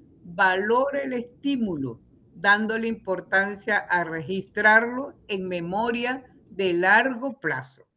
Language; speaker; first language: Spanish; native; Spanish